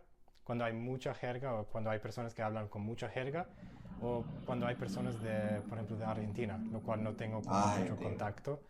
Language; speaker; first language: Spanish; non-native, fluent; English